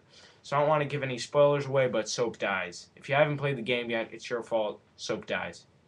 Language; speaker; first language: English; native; English